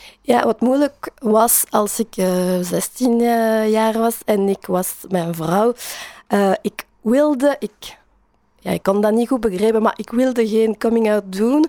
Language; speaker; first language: Dutch; non-native, learner; French